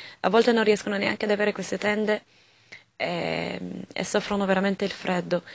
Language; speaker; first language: Italian; early bilingual, other home language; Arabic